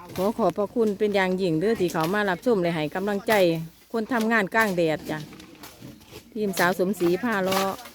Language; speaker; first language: Thai; native; Thai